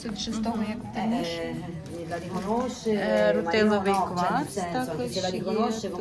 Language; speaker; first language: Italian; non-native, learner; Ukrainian